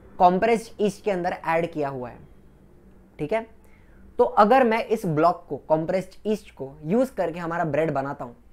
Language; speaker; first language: Hindi; non-native, local second language; Gujarati